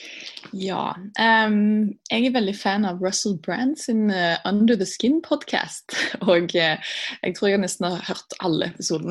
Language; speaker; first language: Norwegian; native; Norwegian